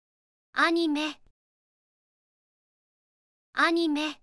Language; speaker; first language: Japanese; native; Japanese